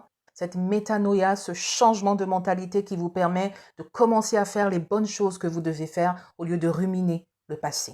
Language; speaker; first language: French; native; French